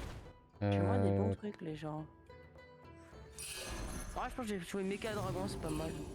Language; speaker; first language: French; native; French